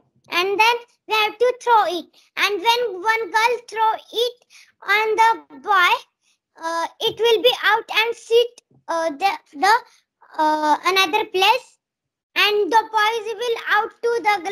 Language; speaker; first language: English; non-native, learner; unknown